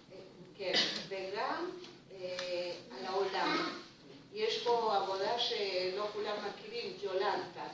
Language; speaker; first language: Hebrew; non-native, fluent; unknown